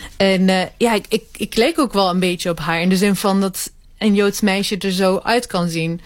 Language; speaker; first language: Dutch; early bilingual, other home language; Hebrew